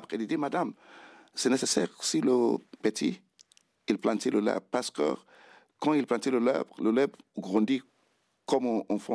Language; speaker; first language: French; non-native, fluent; Krio